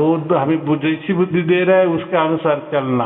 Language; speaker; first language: Hindi; native; Hindi